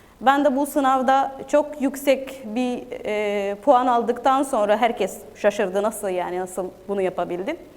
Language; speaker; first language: Turkish; non-native, fluent; Arabic